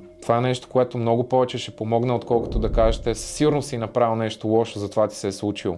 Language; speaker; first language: Bulgarian; native; Bulgarian